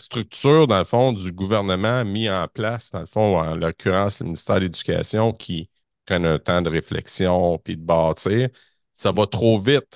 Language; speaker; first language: French; native; French